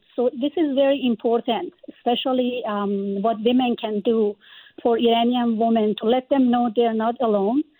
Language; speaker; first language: English; non-native, fluent; Persian